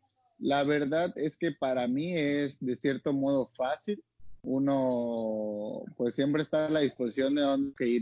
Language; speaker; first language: Spanish; native; Spanish